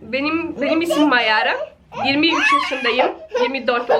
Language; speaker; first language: Turkish; non-native, fluent; Portuguese